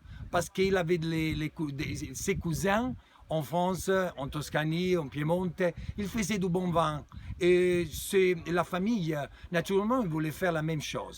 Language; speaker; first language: French; non-native, fluent; Italian